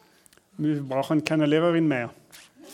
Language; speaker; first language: German; non-native, learner; French